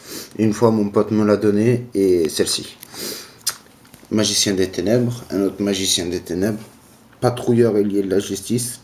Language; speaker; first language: French; native; French